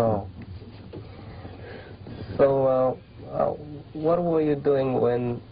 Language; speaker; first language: English; non-native, fluent; Japanese